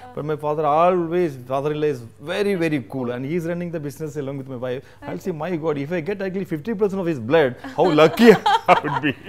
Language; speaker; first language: English; non-native, local second language; Malayalam